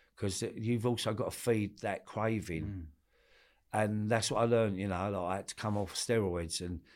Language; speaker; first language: English; native; English